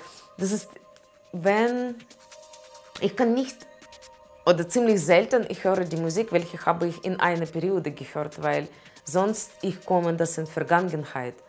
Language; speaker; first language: German; non-native, learner; Russian